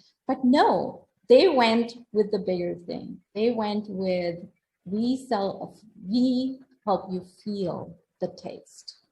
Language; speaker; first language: English; non-native, local second language; Hindi